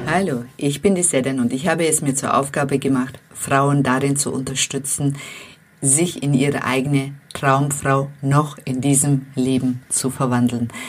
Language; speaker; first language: German; non-native, fluent; Turkish